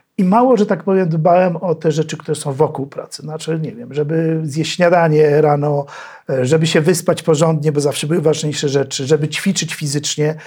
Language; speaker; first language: Polish; native; Polish